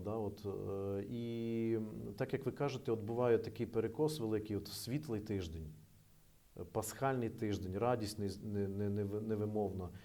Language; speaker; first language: Ukrainian; native; Ukrainian